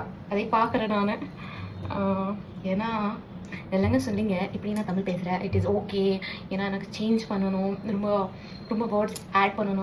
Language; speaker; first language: Tamil; non-native, learner; Marathi